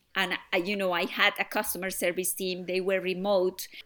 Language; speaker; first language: English; non-native, fluent; Spanish